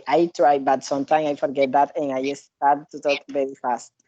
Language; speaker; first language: English; non-native, learner; Spanish